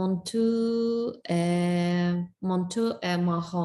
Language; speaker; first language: French; non-native, learner; English